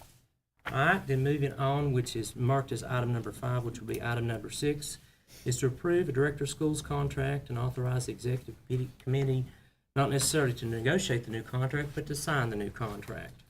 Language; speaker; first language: English; native; English